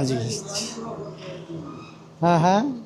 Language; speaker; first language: Hindi; non-native, learner; Bangla